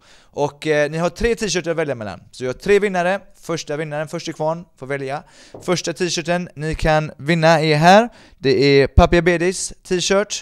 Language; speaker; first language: Swedish; native; Swedish